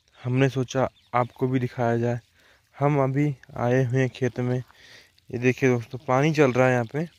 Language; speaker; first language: Hindi; native; Hindi